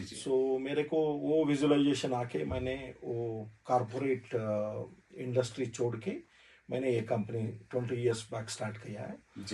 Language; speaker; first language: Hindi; non-native, learner; Telugu